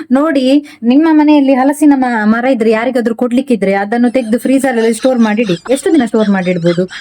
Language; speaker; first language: Kannada; non-native, local second language; Tulu